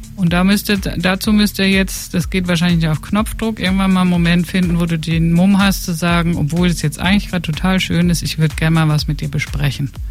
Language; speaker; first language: German; native; German